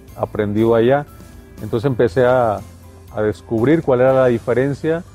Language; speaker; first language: Spanish; native; Spanish